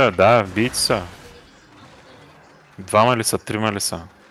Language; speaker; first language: Bulgarian; native; Bulgarian